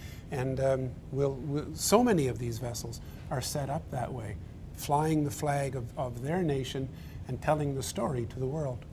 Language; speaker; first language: English; native; English